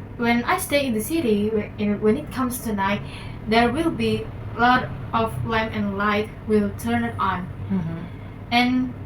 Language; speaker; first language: English; non-native, learner; Indonesian